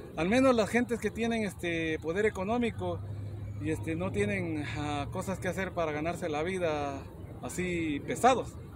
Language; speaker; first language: Spanish; native; Spanish